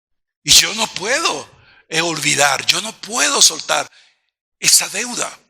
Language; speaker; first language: Spanish; native; Spanish